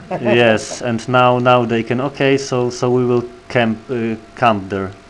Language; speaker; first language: English; non-native, learner; Polish